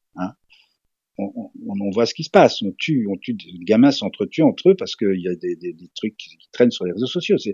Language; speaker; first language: French; early bilingual, other home language; Serbian